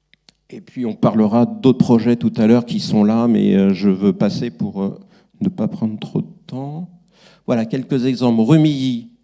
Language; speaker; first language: French; native; French